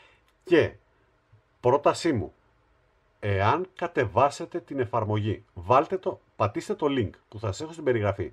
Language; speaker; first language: Greek; native; Greek